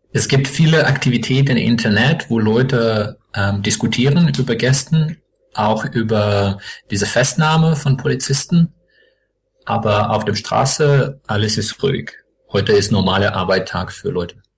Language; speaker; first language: German; non-native, learner; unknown